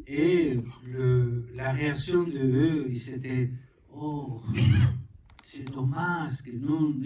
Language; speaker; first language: French; non-native, learner; Spanish